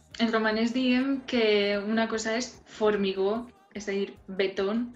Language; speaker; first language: Catalan; non-native, fluent; Romanian